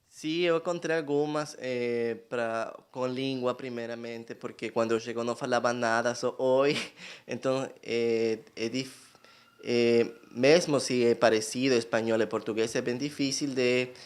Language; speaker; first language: Portuguese; non-native, learner; Spanish